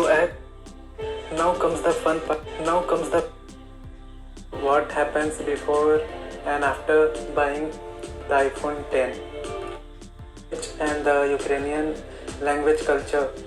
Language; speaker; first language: English; non-native, local second language; Hindi